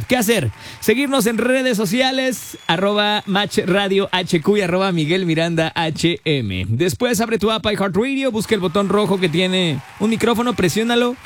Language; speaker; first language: Spanish; native; Spanish